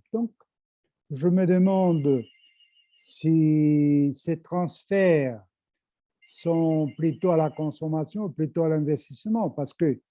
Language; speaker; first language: French; non-native, fluent; Spanish